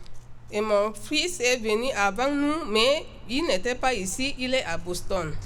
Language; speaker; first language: French; non-native, local second language; Sango